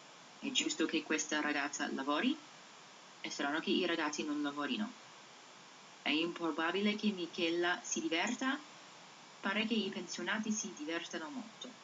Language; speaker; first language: Italian; non-native, fluent; English